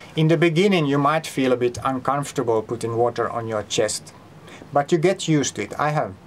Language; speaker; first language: English; non-native, fluent; Finnish